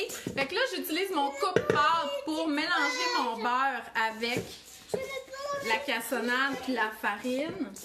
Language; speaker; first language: French; native; French